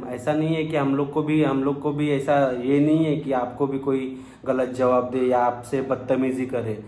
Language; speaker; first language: Hindi; non-native, local second language; Marathi